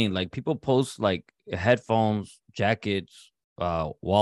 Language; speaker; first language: English; native; English